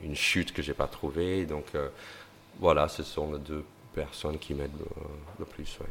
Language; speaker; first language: French; non-native, fluent; English